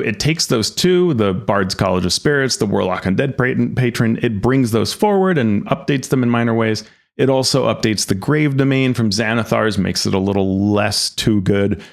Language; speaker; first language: English; native; English